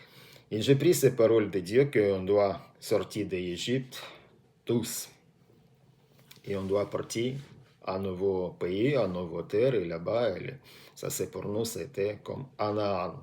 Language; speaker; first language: French; non-native, learner; Russian